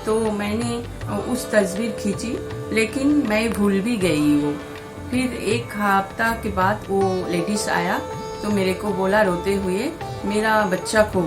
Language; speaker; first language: Hindi; non-native, local second language; Bangla